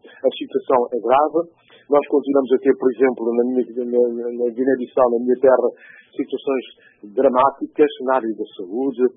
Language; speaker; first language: Portuguese; non-native, local second language; Upper Guinea Crioulo